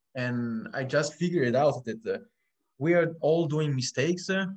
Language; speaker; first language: English; non-native, fluent; Italian